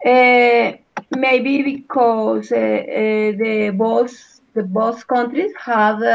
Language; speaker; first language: English; non-native, learner; Spanish